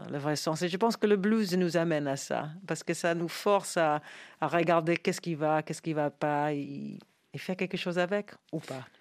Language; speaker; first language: French; non-native, fluent; English